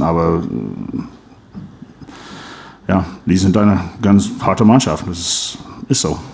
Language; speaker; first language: German; non-native, fluent; English